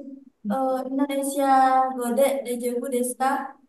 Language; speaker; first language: Japanese; non-native, learner; Indonesian